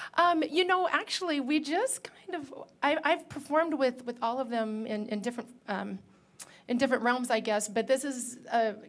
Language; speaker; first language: English; native; English